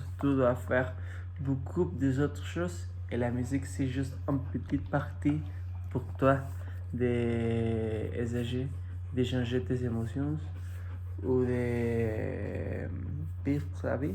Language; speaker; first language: French; non-native, fluent; Spanish